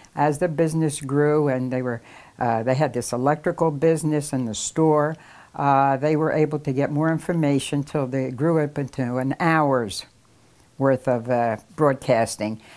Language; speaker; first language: English; native; English